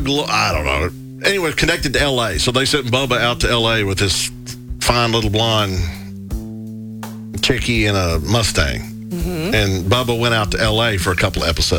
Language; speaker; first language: English; native; English